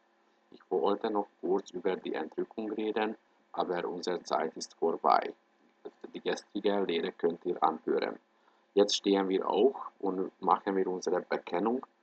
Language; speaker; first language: German; non-native, fluent; Hungarian